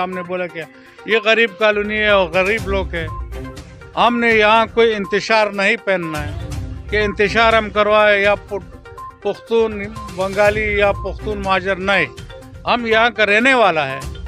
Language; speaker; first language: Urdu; non-native, local second language; Pashto